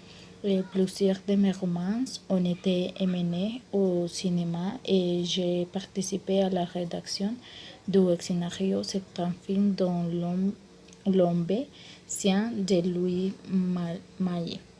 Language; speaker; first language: French; non-native, learner; Spanish